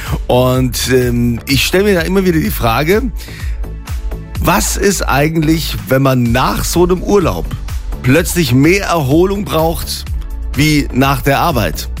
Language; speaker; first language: German; native; German